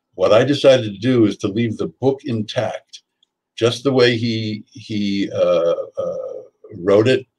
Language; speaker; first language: English; native; English